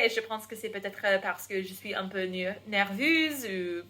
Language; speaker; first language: French; non-native, fluent; English